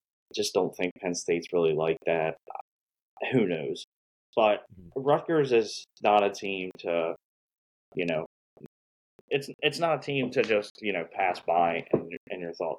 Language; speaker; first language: English; native; English